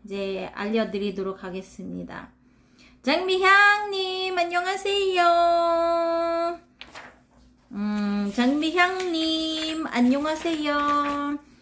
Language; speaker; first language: Korean; non-native, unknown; Filipino